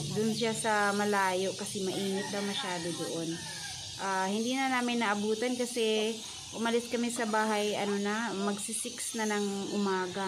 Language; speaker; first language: Filipino; non-native, local second language; Cebuano